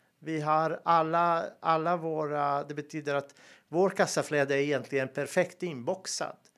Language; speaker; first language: Swedish; non-native, fluent; Serbian